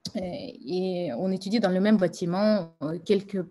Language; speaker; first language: French; non-native, fluent; Russian